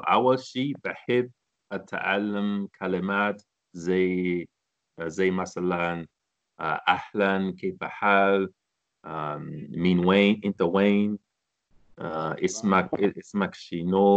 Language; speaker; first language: Arabic; non-native, learner; English